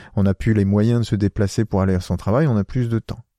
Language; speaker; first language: French; native; French